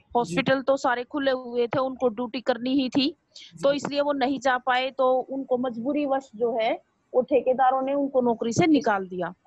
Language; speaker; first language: Hindi; native; Hindi